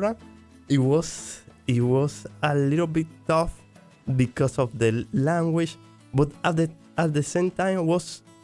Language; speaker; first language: English; non-native, fluent; Spanish